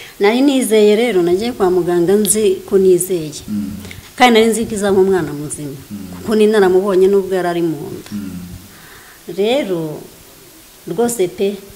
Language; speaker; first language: Kinyarwanda; native; Kinyarwanda